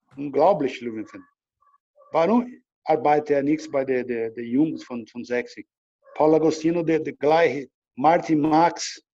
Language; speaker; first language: German; non-native, learner; Portuguese